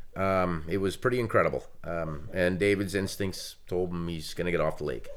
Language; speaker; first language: English; native; English